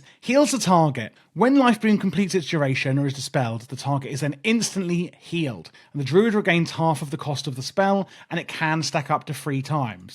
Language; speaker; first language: English; native; English